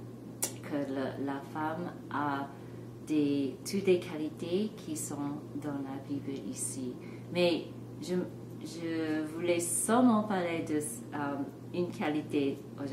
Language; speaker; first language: French; non-native, fluent; English